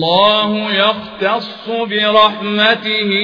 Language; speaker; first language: Arabic; native; Arabic